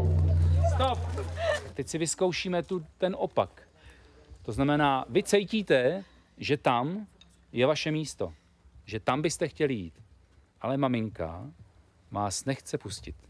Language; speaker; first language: Czech; native; Czech